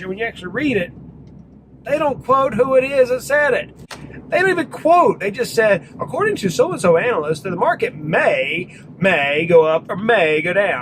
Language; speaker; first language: English; native; English